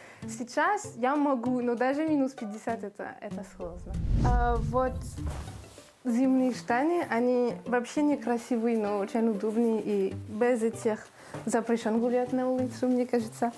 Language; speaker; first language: Russian; non-native, learner; French